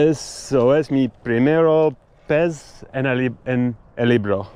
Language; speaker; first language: Spanish; non-native, learner; English